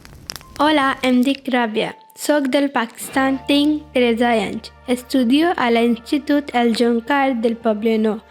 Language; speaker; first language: Catalan; non-native, learner; Urdu